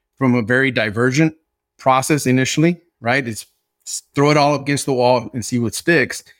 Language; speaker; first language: English; early bilingual, other home language; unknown